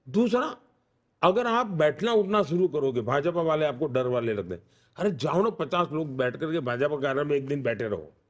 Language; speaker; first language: Hindi; non-native, local second language; Gujarati